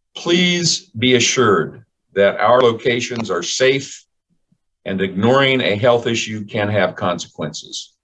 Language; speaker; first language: English; native; English